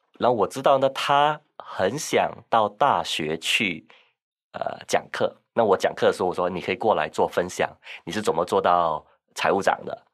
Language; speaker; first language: Chinese; non-native, local second language; Min Nan Chinese